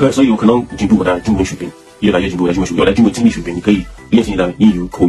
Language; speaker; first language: Chinese; non-native, learner; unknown